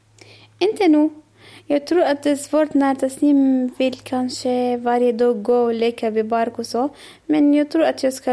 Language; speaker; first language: Swedish; non-native, learner; Arabic